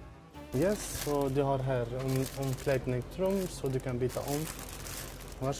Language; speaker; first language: Swedish; non-native, fluent; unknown